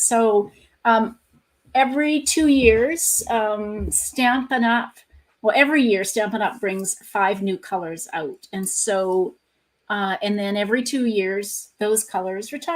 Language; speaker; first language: English; native; English